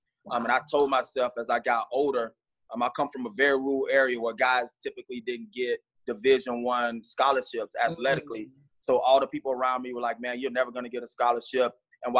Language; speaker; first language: English; native; English